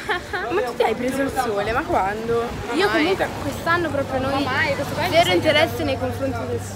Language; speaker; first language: Italian; native; Italian